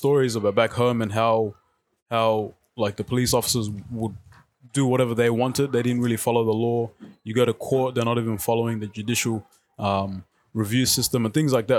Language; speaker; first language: English; native; English